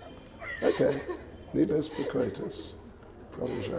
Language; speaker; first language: Russian; non-native, learner; English